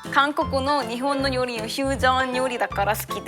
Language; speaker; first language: Japanese; non-native, learner; Korean